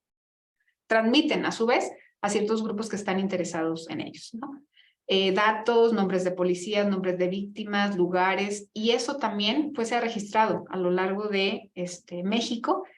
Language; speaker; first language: Spanish; native; Spanish